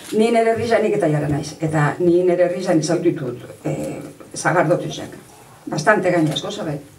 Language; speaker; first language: Basque; native; Basque